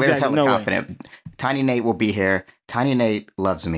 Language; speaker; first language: English; native; English